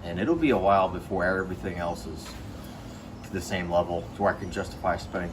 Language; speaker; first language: English; native; English